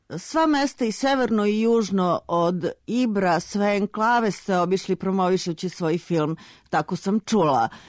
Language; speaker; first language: Serbian; native; Serbian